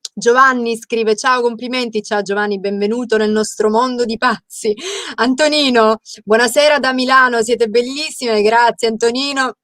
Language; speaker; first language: Italian; native; Italian